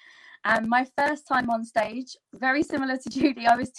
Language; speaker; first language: English; native; English